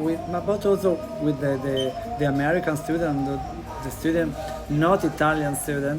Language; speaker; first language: English; non-native, learner; Italian